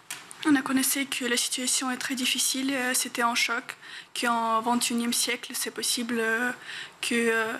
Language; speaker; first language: French; non-native, fluent; Ukrainian